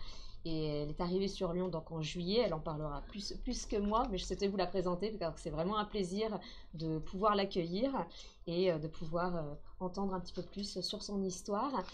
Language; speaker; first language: French; native; French